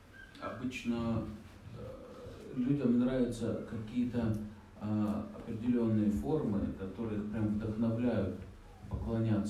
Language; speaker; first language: Russian; native; Russian